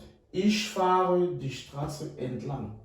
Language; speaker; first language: German; non-native, fluent; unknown